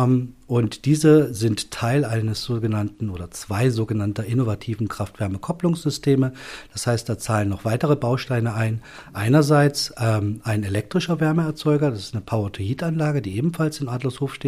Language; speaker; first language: German; native; German